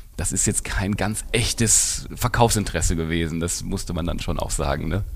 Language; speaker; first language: German; native; German